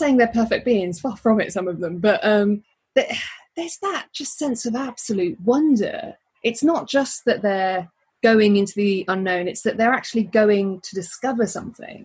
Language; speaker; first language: English; native; English